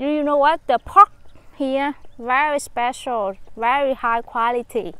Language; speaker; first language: English; non-native, fluent; Vietnamese